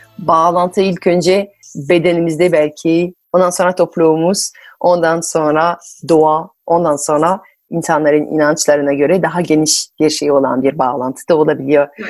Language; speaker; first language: Turkish; non-native, fluent; French